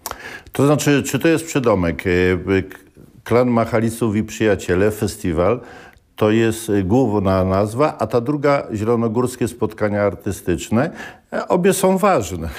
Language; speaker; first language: Polish; native; Polish